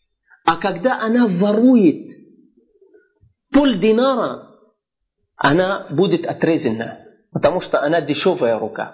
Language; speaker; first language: Russian; non-native, fluent; Arabic